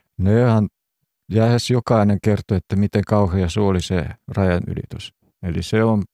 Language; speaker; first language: Finnish; non-native, fluent; Russian